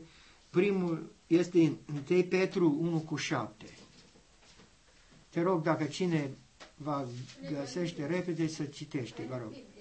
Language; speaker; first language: Romanian; non-native, learner; English